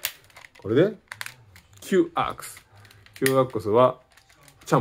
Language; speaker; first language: Japanese; native; Japanese